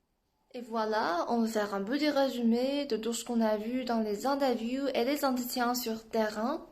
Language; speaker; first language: French; non-native, learner; Chinese